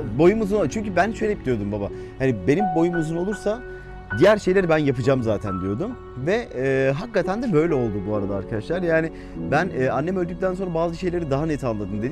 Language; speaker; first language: Turkish; early bilingual, heritage; Turkish